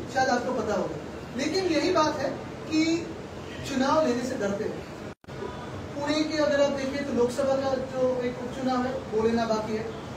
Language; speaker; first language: Hindi; non-native, local second language; Marathi